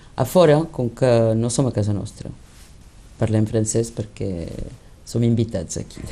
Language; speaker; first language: Catalan; early bilingual, heritage; Catalan